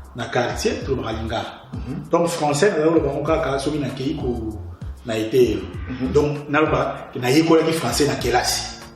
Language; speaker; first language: Lingala; native; Lingala